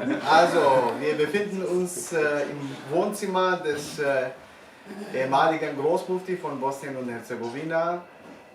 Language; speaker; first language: German; non-native, fluent; Bosnian